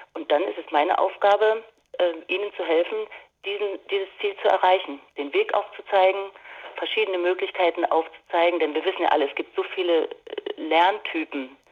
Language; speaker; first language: German; native; German